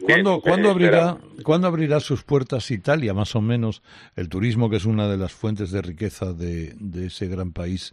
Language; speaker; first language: Spanish; native; Spanish